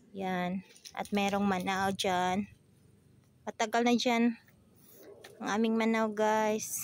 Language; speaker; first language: Filipino; non-native, local second language; Cebuano